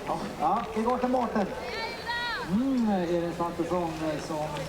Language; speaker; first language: Swedish; native; Swedish